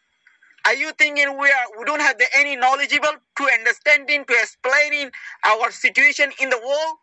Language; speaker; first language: English; non-native, learner; Rohingya